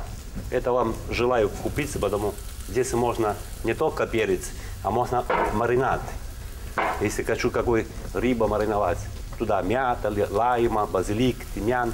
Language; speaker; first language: Russian; non-native, learner; Italian